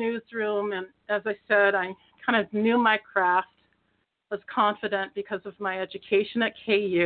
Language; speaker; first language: English; native; English